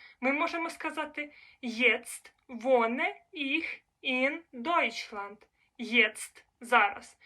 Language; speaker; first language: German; non-native, fluent; Ukrainian